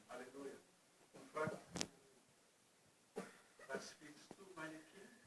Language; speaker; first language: German; non-native, learner; Romanian